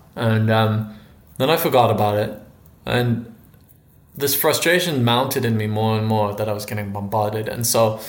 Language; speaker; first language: English; native; English